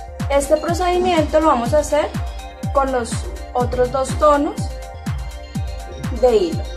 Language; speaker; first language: Spanish; native; Spanish